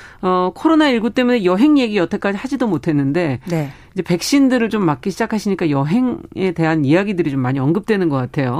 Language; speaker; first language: Korean; native; Korean